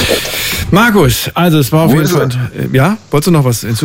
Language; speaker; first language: German; native; German